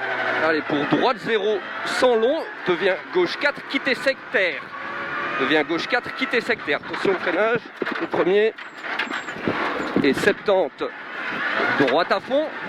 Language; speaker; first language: French; native; French